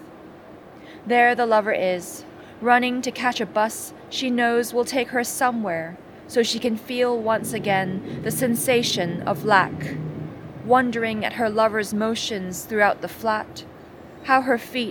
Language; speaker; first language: English; non-native, local second language; Cantonese